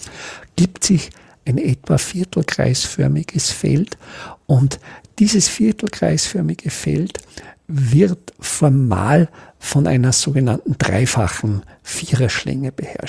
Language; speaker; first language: German; native; German